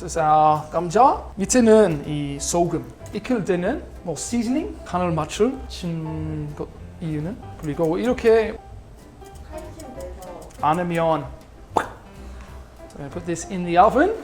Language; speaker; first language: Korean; early bilingual, heritage; Korean